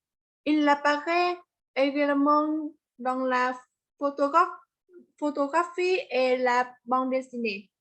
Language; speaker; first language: French; non-native, learner; Vietnamese